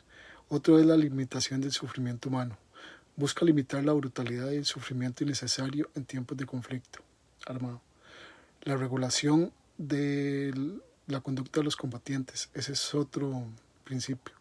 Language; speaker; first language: Spanish; native; Spanish